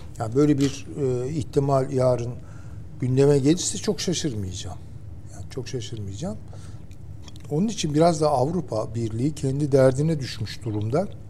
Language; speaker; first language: Turkish; native; Turkish